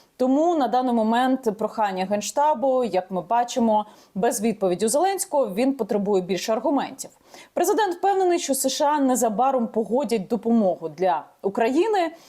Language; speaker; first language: Ukrainian; native; Ukrainian